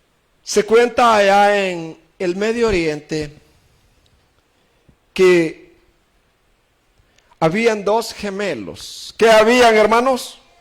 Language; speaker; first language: Spanish; native; Spanish